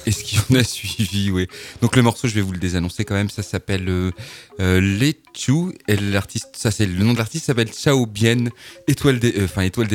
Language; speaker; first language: French; native; French